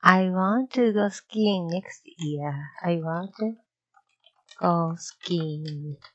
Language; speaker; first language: English; non-native, learner; Japanese